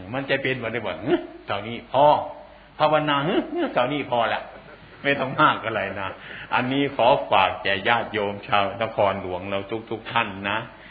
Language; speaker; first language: Thai; non-native, local second language; Northeastern Thai